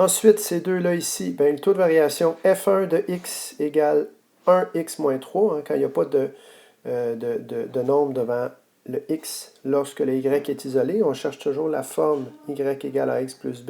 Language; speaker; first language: French; native; French